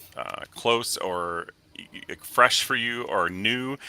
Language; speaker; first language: English; native; English